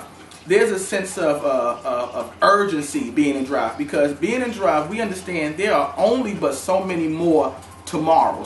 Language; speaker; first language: English; native; English